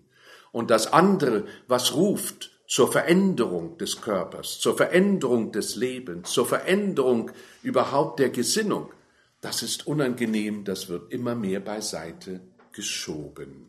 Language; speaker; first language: German; native; German